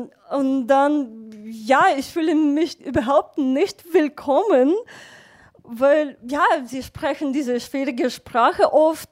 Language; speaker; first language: German; non-native, fluent; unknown